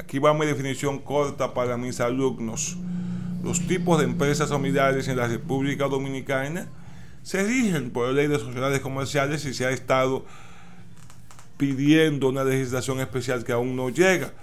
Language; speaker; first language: Spanish; native; Spanish